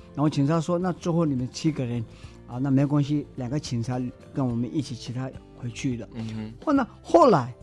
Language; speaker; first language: Chinese; non-native, learner; Tibetan